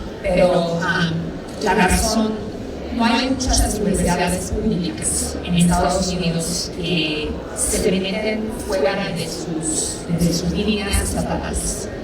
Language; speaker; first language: Spanish; early bilingual, heritage; Spanish